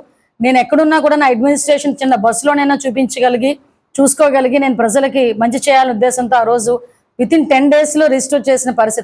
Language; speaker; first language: Telugu; native; Telugu